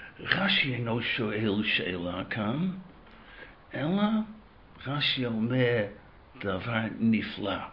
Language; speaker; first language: Hebrew; non-native, fluent; English